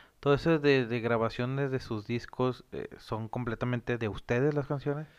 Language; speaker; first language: Spanish; native; Spanish